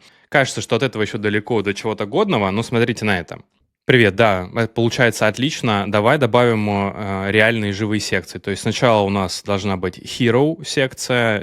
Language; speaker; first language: Russian; native; Russian